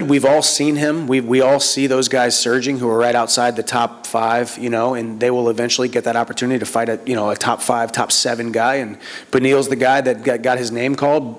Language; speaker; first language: English; native; English